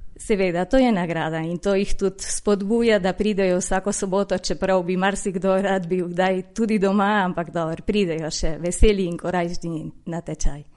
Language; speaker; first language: Slovenian; early bilingual, heritage; Slovenian